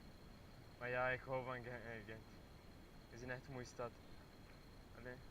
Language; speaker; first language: Dutch; non-native, fluent; Italian